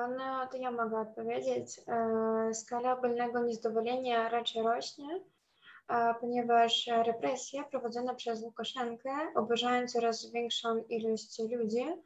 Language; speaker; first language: Polish; non-native, fluent; Russian